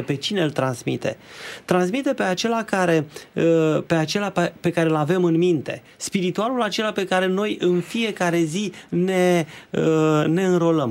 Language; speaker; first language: Romanian; native; Romanian